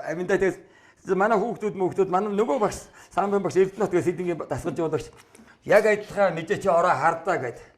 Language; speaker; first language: Mongolian; native; Mongolian